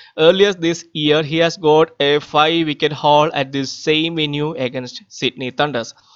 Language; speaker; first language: English; non-native, local second language; Malayalam